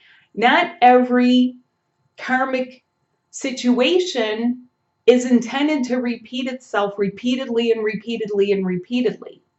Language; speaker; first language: English; native; English